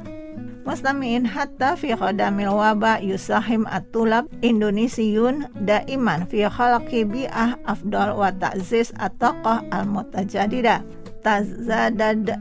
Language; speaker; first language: Arabic; non-native, fluent; Indonesian